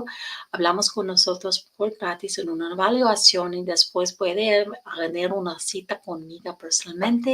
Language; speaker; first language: Spanish; non-native, learner; English